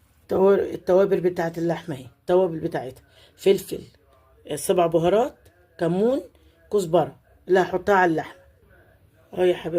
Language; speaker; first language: Arabic; native; Arabic